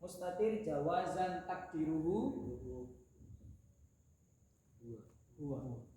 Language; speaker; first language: Arabic; non-native, fluent; Indonesian